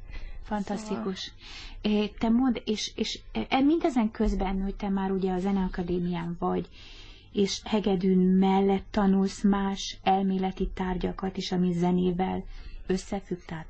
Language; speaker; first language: Hungarian; native; Hungarian